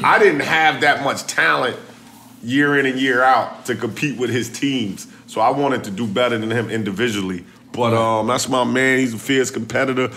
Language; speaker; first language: English; native; English